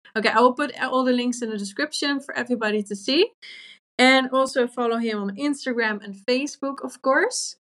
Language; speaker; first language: English; non-native, fluent; Dutch